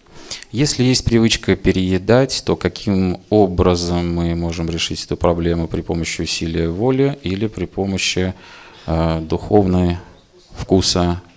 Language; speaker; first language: Russian; native; Russian